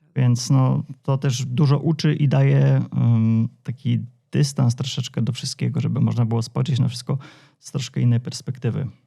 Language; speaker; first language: Polish; native; Polish